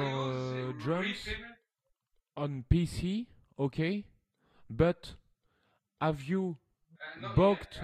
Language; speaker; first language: English; non-native, learner; French